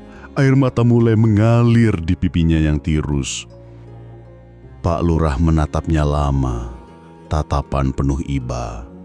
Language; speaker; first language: Indonesian; native; Indonesian